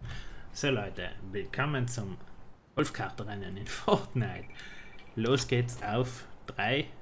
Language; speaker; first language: German; native; German